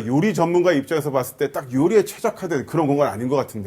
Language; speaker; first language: Korean; native; Korean